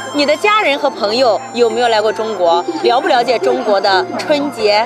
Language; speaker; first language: Chinese; native; Chinese